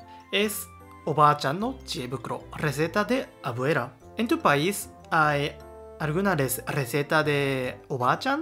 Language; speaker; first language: Spanish; non-native, learner; Japanese